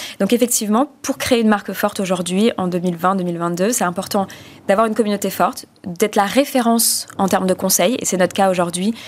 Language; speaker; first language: French; native; French